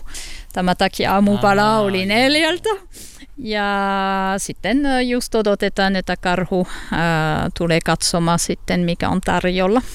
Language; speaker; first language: Finnish; non-native, learner; French